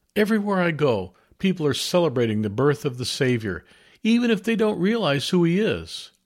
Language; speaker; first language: English; native; English